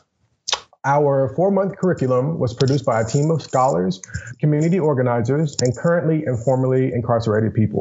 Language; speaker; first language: English; native; English